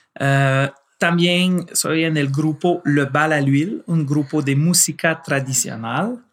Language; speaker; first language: Spanish; non-native, fluent; French